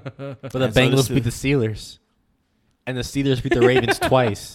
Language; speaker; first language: English; native; English